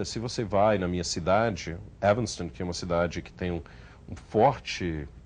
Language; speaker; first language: Portuguese; non-native, fluent; English